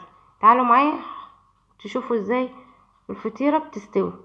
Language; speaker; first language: Arabic; native; Arabic